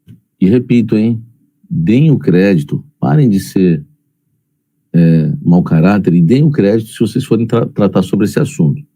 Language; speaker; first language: Portuguese; native; Portuguese